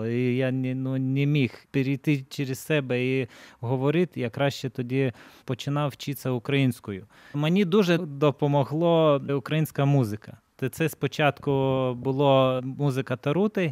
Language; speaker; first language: Ukrainian; non-native, fluent; Lithuanian